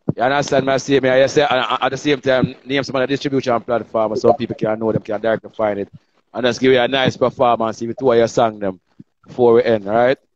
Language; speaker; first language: English; non-native, local second language; Jamaican Creole English